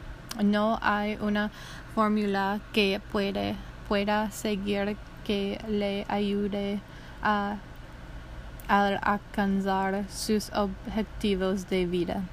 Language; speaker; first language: Spanish; non-native, learner; English